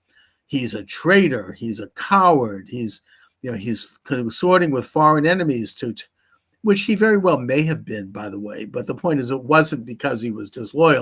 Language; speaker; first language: English; native; English